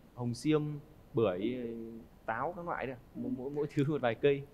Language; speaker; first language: Vietnamese; native; Vietnamese